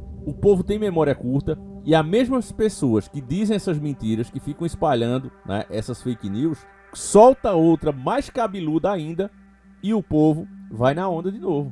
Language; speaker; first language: Portuguese; native; Portuguese